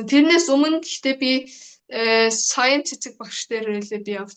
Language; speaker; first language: Mongolian; early bilingual, heritage; Mongolian